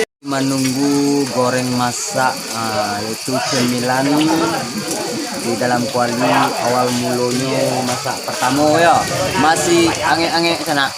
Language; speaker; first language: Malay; non-native, local second language; Minangkabau